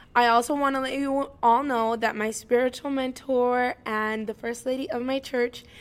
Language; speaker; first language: English; native; English